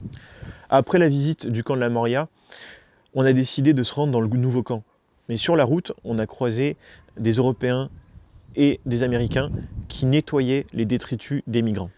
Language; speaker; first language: French; native; French